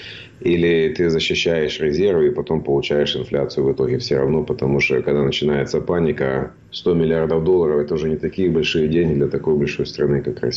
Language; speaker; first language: Russian; native; Russian